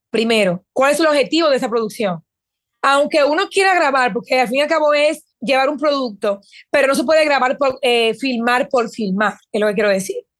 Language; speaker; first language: Spanish; native; Spanish